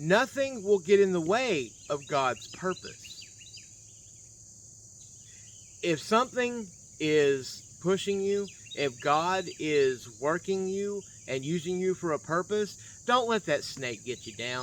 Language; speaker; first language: English; native; English